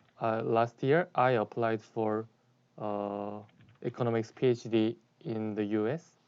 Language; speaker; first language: English; non-native, learner; Korean